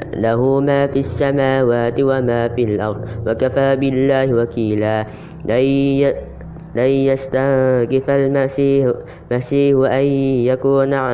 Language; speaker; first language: Arabic; non-native, learner; Indonesian